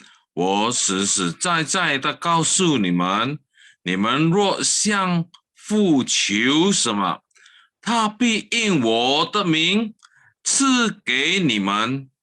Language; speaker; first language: Chinese; early bilingual, heritage; Chinese